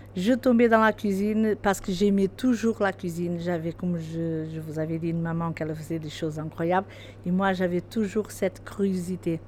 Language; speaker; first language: French; non-native, fluent; Portuguese